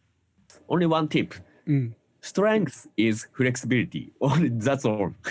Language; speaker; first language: English; non-native, learner; Japanese